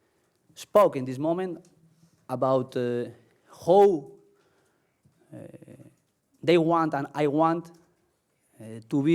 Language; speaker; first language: English; non-native, learner; Spanish